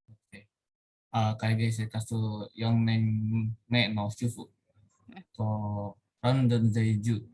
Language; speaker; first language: Japanese; non-native, learner; Indonesian